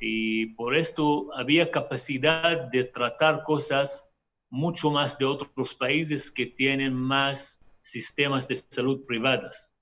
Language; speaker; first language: Spanish; non-native, fluent; Hebrew